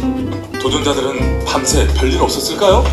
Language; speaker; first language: Korean; native; Korean